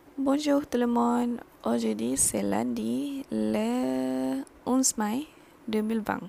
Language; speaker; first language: French; non-native, learner; Malay